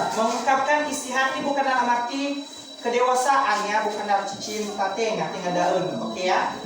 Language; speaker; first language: Indonesian; non-native, local second language; Nias